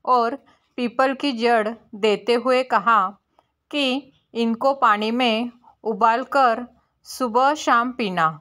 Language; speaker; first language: Hindi; non-native, local second language; Marathi